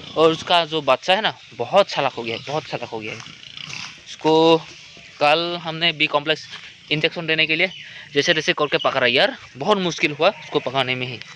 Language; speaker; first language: Hindi; non-native, local second language; Assamese